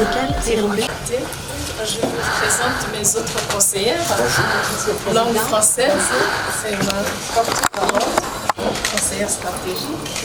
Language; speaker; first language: French; non-native, local second language; Kinyarwanda